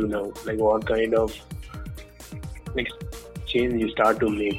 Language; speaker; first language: English; non-native, local second language; Tamil